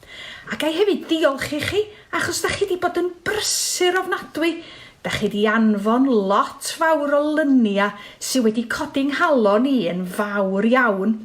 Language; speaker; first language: Welsh; native; Welsh